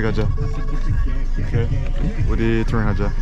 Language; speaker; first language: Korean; early bilingual, heritage; English